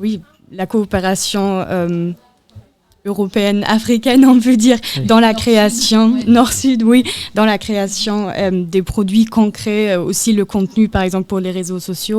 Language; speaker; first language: French; non-native, fluent; German